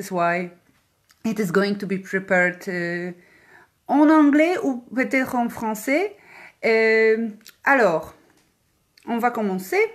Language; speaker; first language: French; non-native, learner; Polish